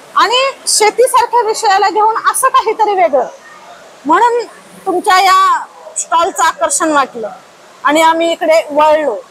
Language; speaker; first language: Marathi; native; Marathi